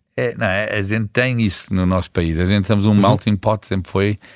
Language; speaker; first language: Portuguese; early bilingual, heritage; Portuguese